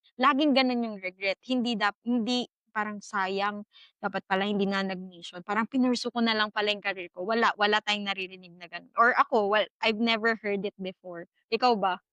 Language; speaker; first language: Filipino; native; Filipino